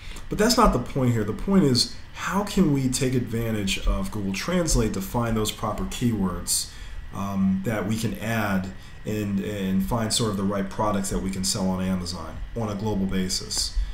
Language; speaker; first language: English; native; English